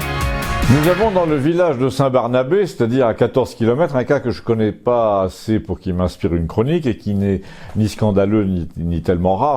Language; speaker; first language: French; native; French